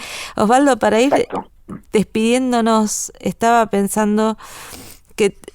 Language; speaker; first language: Spanish; native; Spanish